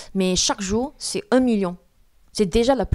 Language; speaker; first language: French; non-native, fluent; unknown